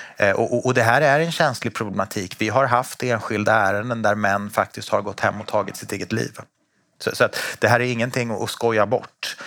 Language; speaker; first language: Swedish; native; Swedish